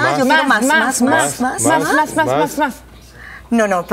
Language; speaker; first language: Spanish; native; Spanish